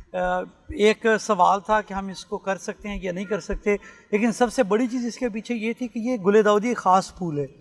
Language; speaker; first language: Urdu; non-native, local second language; Punjabi